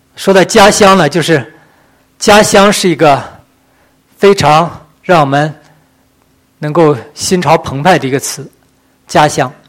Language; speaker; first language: Chinese; native; Chinese